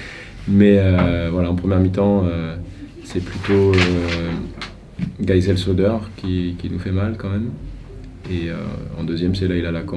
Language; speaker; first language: French; native; French